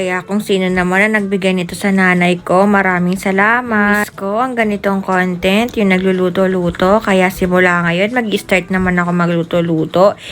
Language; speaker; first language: Filipino; non-native, local second language; Bikol